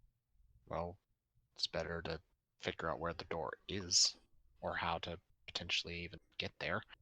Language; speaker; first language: English; native; English